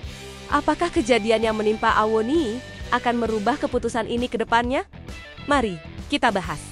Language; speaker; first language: Indonesian; native; Indonesian